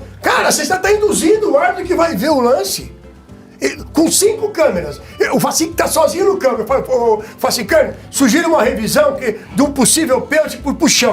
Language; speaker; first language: Portuguese; native; Portuguese